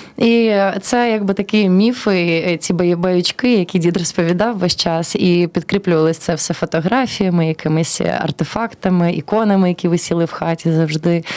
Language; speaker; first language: Ukrainian; early bilingual, heritage; Ukrainian